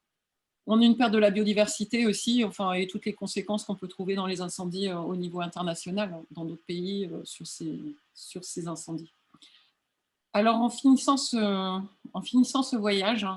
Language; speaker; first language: French; native; French